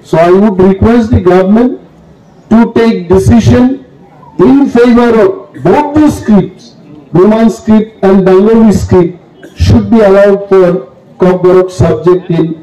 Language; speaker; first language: English; non-native, local second language; Bangla